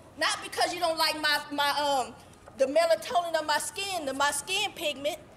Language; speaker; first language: English; native; English